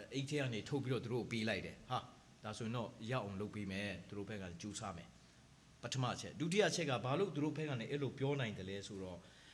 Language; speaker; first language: Burmese; non-native, local second language; Hakha Chin